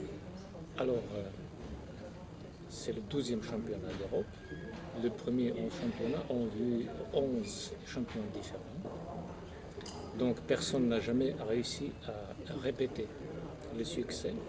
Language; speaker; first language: French; non-native, fluent; Croatian